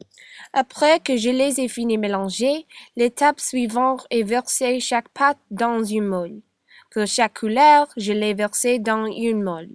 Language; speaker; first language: French; non-native, learner; English